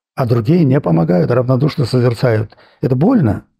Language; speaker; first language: Russian; non-native, local second language; Armenian